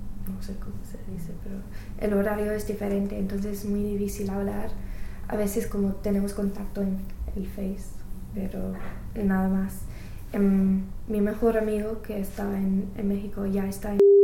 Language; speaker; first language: Spanish; non-native, learner; English